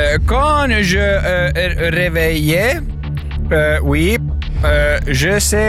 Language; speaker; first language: French; non-native, learner; Swedish